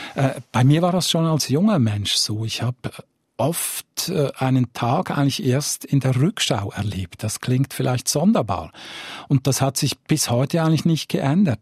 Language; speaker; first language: German; native; German